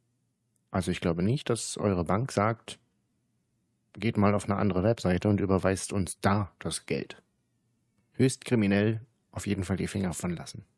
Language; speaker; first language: German; native; German